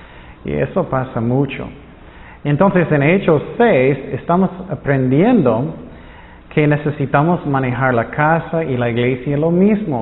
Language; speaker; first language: Spanish; non-native, fluent; English